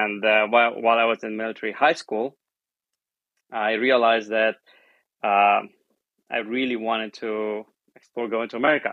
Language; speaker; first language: English; non-native, fluent; Romanian